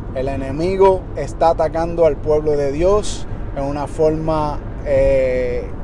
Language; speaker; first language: Spanish; early bilingual, heritage; Spanish